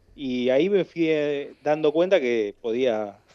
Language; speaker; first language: Spanish; native; Spanish